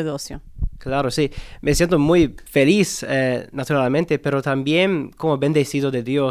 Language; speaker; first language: Spanish; non-native, learner; English